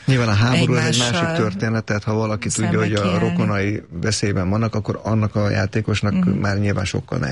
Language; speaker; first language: Hungarian; native; Hungarian